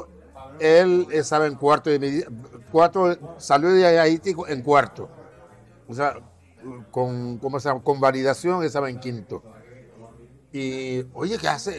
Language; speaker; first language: Spanish; non-native, fluent; Haitian Creole